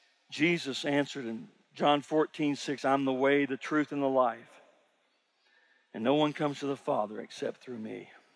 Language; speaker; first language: English; native; English